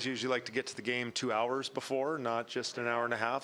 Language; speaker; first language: English; native; English